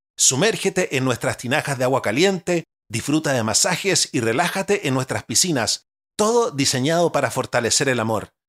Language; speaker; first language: Spanish; native; Spanish